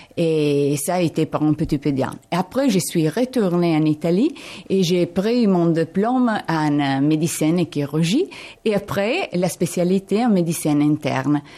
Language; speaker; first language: French; non-native, fluent; Italian